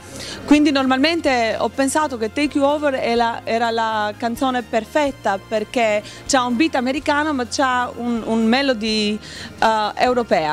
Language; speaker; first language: Italian; non-native, learner; Albanian